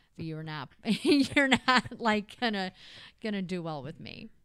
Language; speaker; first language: English; native; English